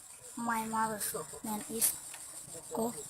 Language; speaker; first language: English; non-native, learner; Hmong